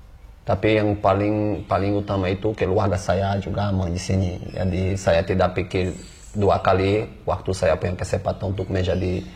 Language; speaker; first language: Indonesian; non-native, fluent; Portuguese